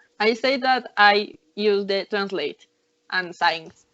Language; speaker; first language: English; non-native, learner; Spanish